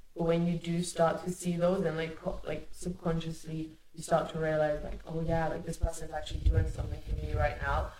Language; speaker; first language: English; early bilingual, other home language; Hungarian